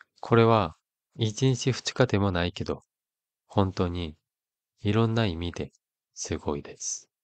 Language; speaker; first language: Japanese; non-native, fluent; Korean